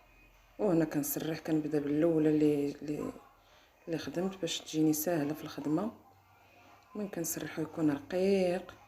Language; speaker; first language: Arabic; native; Arabic